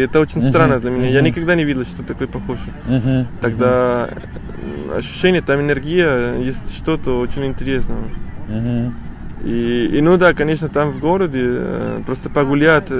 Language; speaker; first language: Russian; non-native, learner; Spanish